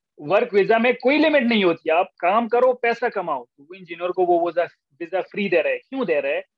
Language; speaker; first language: Urdu; non-native, local second language; Pashto